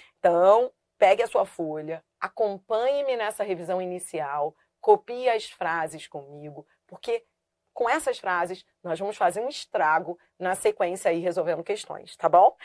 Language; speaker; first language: Portuguese; native; Portuguese